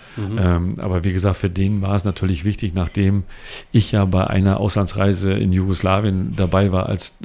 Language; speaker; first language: German; native; German